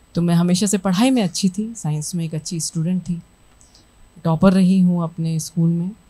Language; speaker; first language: Hindi; native; Hindi